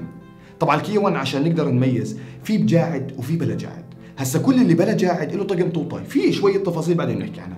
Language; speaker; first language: Arabic; native; Arabic